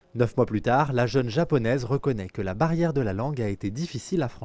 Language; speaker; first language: French; native; French